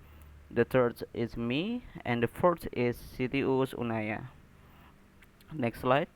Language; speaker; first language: English; non-native, learner; Indonesian